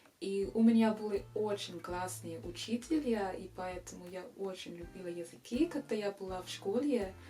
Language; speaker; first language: Russian; non-native, fluent; English